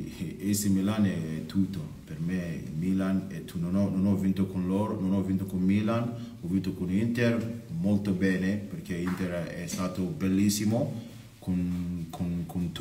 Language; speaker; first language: Italian; non-native, fluent; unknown